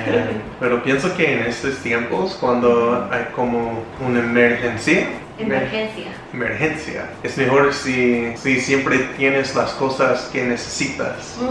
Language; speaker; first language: Spanish; non-native, learner; English